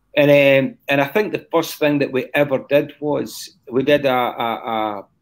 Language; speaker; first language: English; native; English